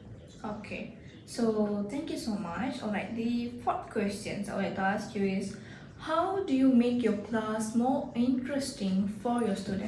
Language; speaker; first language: English; non-native, fluent; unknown